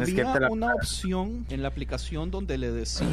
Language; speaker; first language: Spanish; native; Spanish